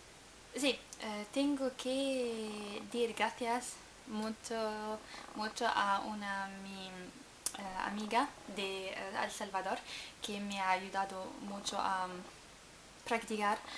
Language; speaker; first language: Spanish; non-native, learner; English